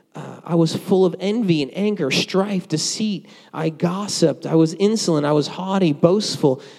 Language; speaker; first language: English; native; English